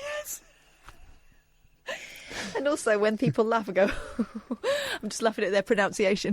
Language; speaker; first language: English; native; English